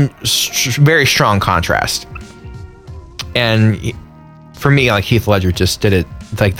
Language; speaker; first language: English; native; English